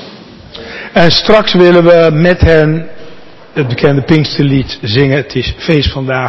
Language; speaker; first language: Dutch; native; Dutch